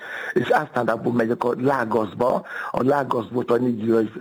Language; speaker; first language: Hungarian; non-native, fluent; Yoruba